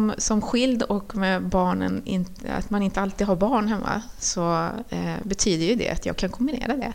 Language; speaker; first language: Swedish; early bilingual, other home language; Spanish